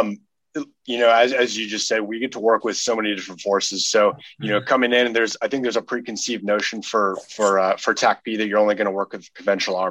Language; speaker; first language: English; native; English